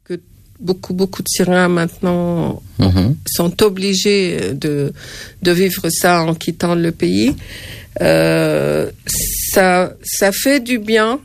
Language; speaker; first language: French; non-native, fluent; Arabic